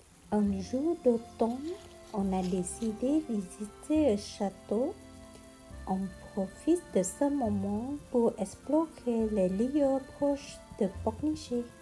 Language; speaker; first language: French; non-native, learner; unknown